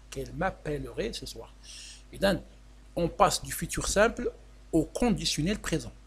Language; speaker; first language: French; non-native, local second language; Arabic